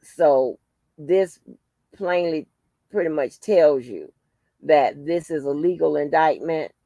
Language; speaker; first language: English; native; English